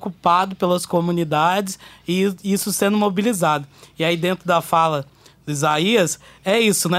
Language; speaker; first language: Portuguese; native; Portuguese